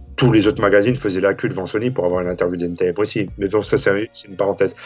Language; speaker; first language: French; native; French